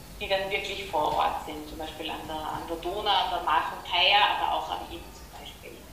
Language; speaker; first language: German; native; German